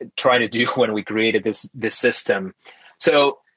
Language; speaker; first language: English; early bilingual, other home language; Spanish